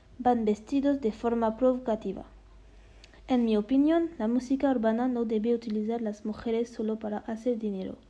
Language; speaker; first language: Spanish; non-native, learner; French